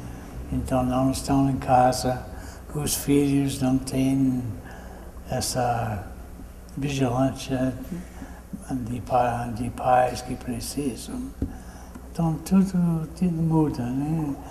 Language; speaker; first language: Portuguese; non-native, fluent; English